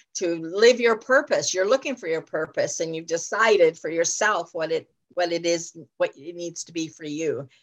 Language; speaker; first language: English; native; English